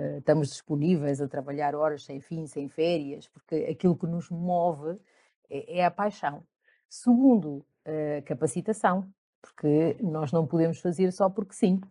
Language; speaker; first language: Portuguese; early bilingual, other home language; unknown